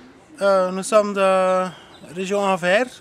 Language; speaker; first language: French; non-native, local second language; Dutch